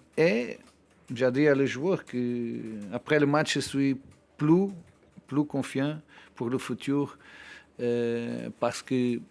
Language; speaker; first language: French; non-native, learner; Portuguese